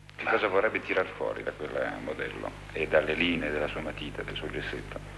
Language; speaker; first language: Italian; native; Italian